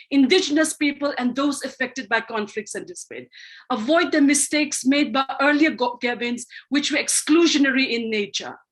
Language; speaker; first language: English; non-native, local second language; Manipuri